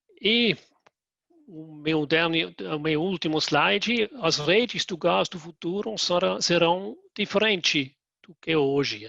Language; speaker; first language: Portuguese; non-native, fluent; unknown